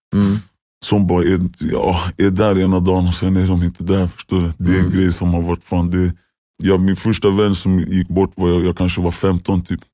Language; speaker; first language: Swedish; native; Swedish